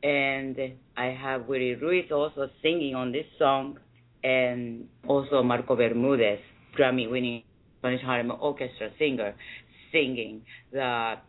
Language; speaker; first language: English; non-native, fluent; Japanese